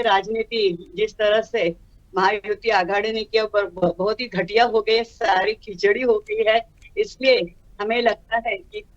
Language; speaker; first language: Hindi; non-native, local second language; Marathi